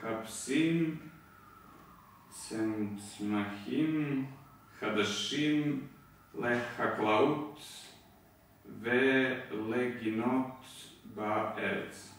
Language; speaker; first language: Hebrew; non-native, learner; Serbian